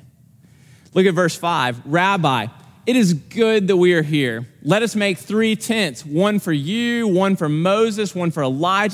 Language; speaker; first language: English; native; English